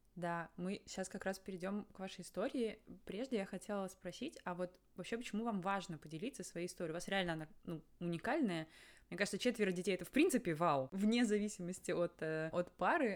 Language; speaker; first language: Russian; native; Russian